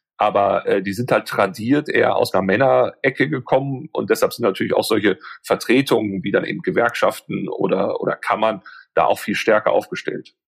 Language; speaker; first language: German; native; German